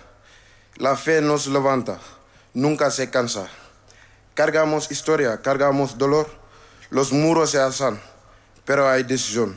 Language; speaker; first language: Spanish; non-native, learner; Wolof